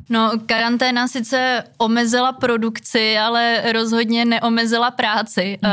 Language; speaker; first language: Czech; native; Czech